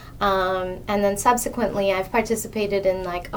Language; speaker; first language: English; non-native, local second language; Hindi